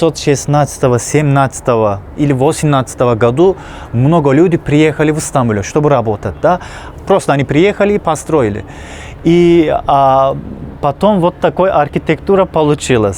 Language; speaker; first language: Russian; non-native, fluent; Turkish